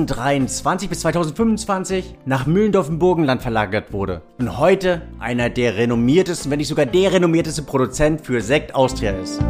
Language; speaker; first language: German; native; German